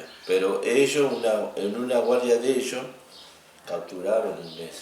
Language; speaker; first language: Spanish; native; Spanish